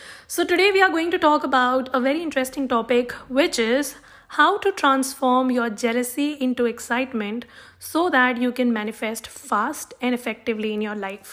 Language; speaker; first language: English; non-native, local second language; Hindi